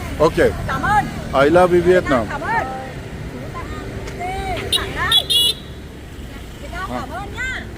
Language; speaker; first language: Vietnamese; non-native, learner; Turkish